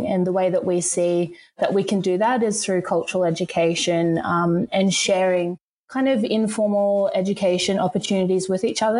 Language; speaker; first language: English; native; English